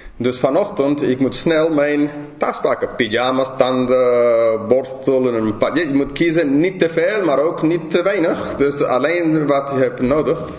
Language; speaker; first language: Dutch; non-native, fluent; English